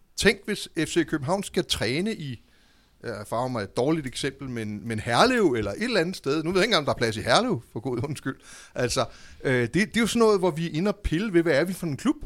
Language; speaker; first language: Danish; native; Danish